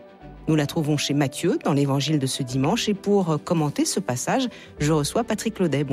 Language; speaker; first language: French; native; French